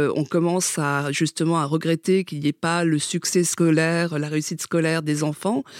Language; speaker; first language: French; early bilingual, other home language; Vietnamese